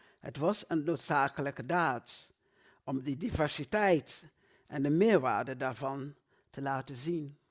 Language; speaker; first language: Dutch; non-native, fluent; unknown